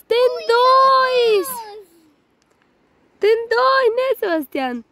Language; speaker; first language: Portuguese; non-native, fluent; Spanish